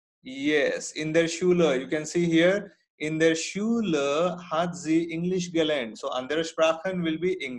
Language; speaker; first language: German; non-native, fluent; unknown